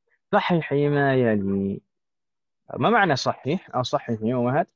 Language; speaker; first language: Arabic; non-native, fluent; Indonesian